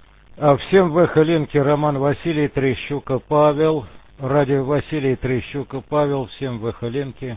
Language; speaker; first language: Russian; native; Russian